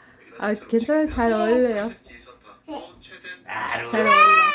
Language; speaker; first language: Korean; non-native, learner; Kazakh